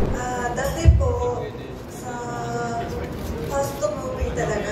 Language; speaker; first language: Filipino; non-native, learner; Japanese